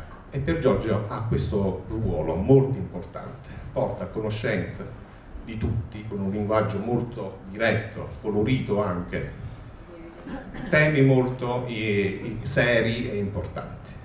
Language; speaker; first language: Italian; native; Italian